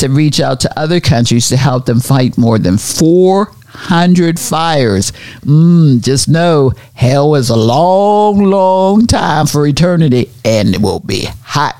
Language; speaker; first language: English; native; English